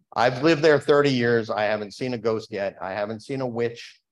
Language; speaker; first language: English; native; English